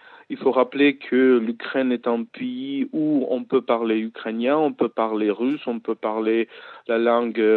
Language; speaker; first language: French; non-native, fluent; Ukrainian